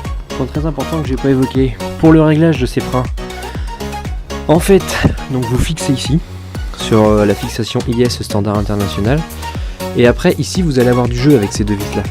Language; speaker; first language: French; native; French